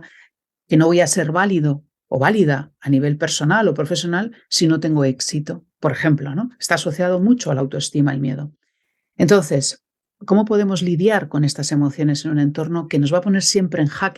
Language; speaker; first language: Spanish; native; Spanish